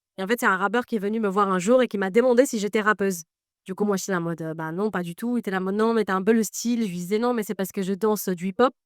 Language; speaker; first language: French; non-native, fluent; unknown